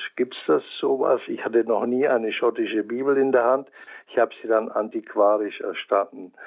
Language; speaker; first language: German; native; German